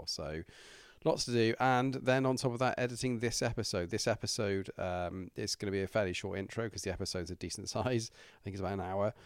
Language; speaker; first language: English; native; English